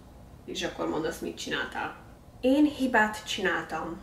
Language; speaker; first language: Hungarian; early bilingual, heritage; English